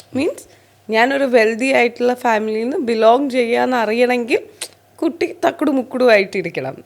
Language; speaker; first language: Malayalam; non-native, local second language; Hindi